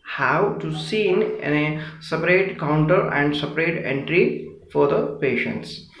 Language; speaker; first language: English; non-native, local second language; Telugu